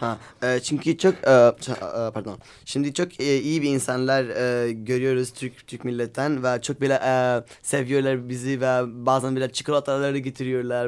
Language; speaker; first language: Turkish; non-native, learner; Arabic